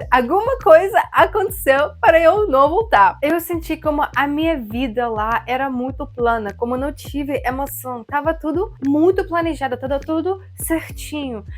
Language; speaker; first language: Portuguese; non-native, fluent; Russian